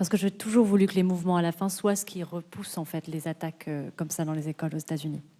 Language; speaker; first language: French; native; French